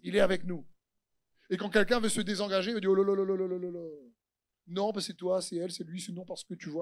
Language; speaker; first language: French; native; French